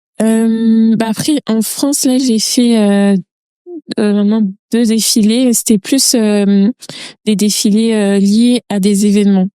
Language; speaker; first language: French; early bilingual, other home language; Bambara